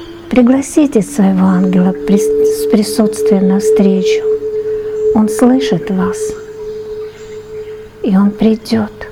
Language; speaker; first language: Russian; native; Russian